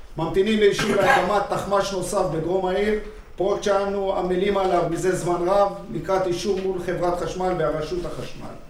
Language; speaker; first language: Hebrew; native; Hebrew